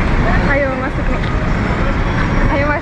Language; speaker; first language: Indonesian; non-native, learner; English